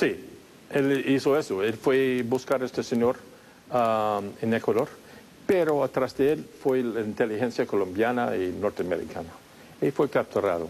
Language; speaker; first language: Spanish; non-native, fluent; English